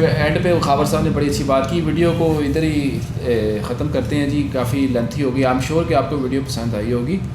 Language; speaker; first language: Urdu; non-native, local second language; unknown